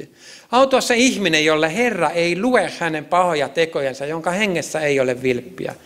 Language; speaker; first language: Finnish; native; Finnish